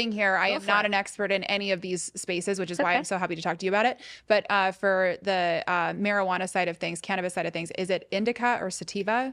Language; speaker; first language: English; native; English